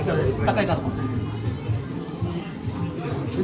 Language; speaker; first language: Japanese; non-native, fluent; Nepali